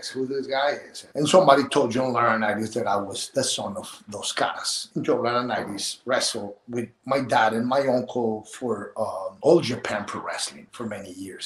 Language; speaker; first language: English; non-native, fluent; Spanish